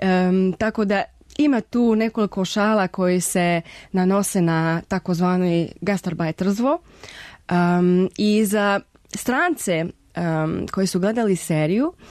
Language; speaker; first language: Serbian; non-native, fluent; Spanish